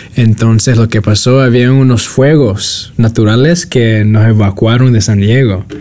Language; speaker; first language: Spanish; early bilingual, heritage; Spanish